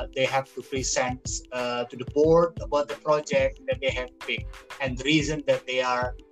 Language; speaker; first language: English; non-native, fluent; Indonesian